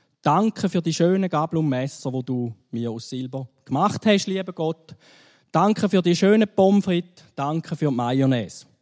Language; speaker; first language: German; native; German